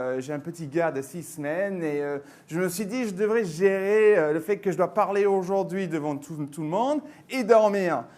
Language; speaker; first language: French; non-native, fluent; English